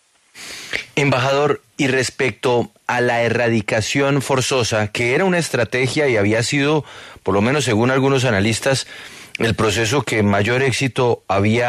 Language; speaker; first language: Spanish; native; Spanish